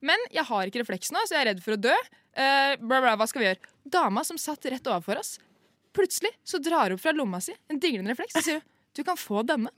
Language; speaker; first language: Norwegian; native; Norwegian